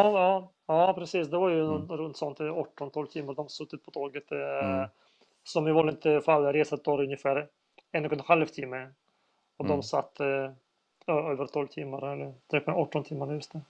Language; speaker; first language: Swedish; non-native, fluent; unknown